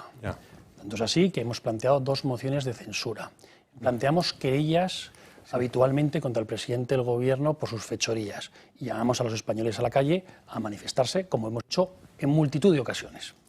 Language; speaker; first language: Spanish; native; Spanish